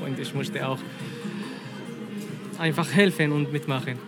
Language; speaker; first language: German; non-native, learner; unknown